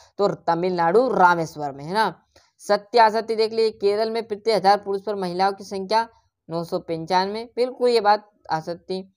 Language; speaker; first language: Hindi; native; Hindi